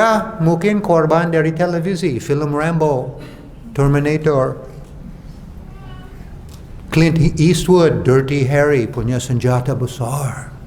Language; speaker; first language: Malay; non-native, fluent; English